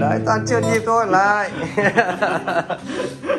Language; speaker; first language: Vietnamese; native; Vietnamese